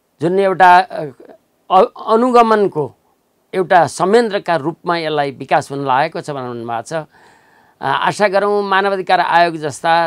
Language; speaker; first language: Nepali; native; Nepali